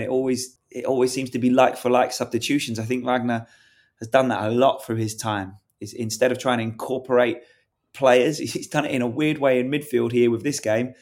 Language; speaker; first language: English; native; English